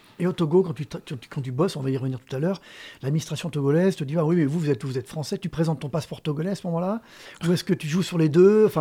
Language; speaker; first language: French; native; French